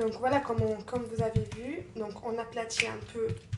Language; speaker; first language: French; non-native, local second language; Arabic